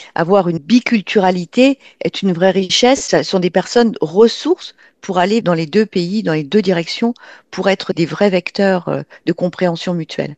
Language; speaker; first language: French; native; French